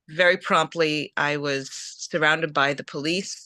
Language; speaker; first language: English; early bilingual, other home language; Ukrainian